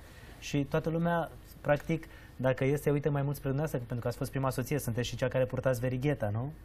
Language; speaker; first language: Romanian; native; Romanian